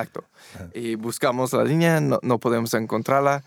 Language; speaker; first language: Spanish; non-native, fluent; English